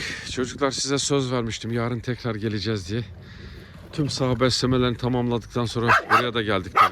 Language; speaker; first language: Turkish; native; Turkish